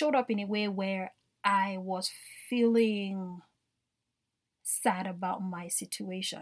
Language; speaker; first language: English; non-native, local second language; Yoruba